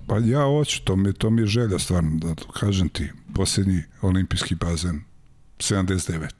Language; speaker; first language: Serbian; native; Serbian